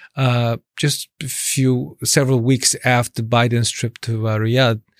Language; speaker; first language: English; non-native, fluent; Chinese